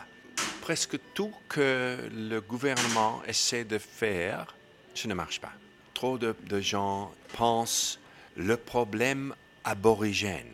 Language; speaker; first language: French; non-native, learner; English